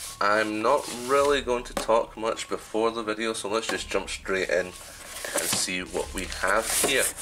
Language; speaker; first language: English; native; English